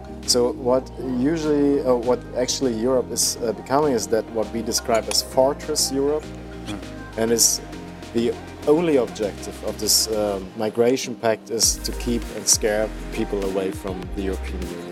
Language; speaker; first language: English; non-native, fluent; German